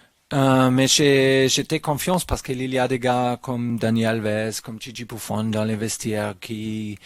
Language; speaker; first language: French; non-native, learner; German